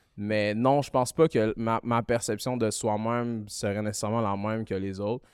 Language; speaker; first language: French; early bilingual, other home language; Malagasy